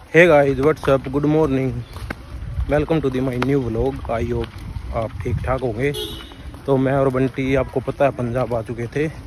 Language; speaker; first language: Hindi; native; Hindi